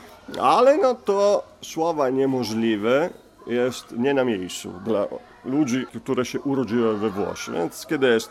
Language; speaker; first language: Polish; non-native, fluent; Italian